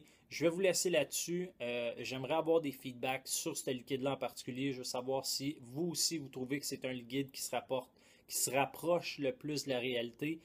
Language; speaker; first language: French; native; French